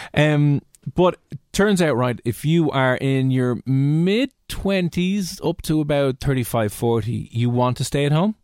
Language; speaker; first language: English; native; English